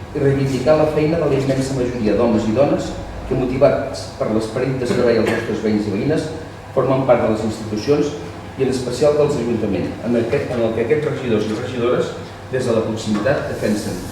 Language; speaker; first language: Catalan; native; Catalan